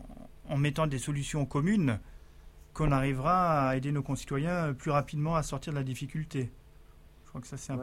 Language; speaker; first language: French; native; French